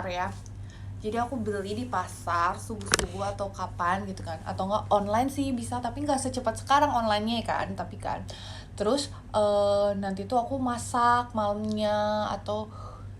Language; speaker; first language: Indonesian; native; Indonesian